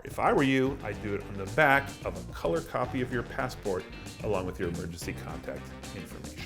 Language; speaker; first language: English; native; English